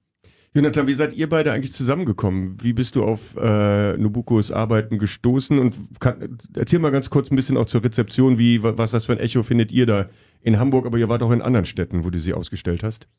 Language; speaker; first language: German; native; German